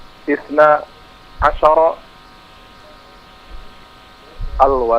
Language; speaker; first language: Arabic; non-native, learner; Indonesian